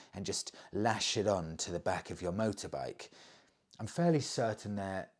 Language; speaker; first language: English; native; English